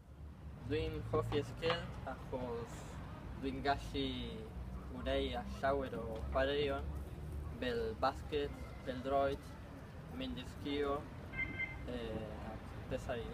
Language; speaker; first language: Welsh; non-native, learner; Spanish